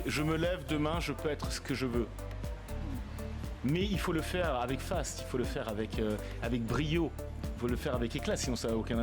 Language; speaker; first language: French; native; French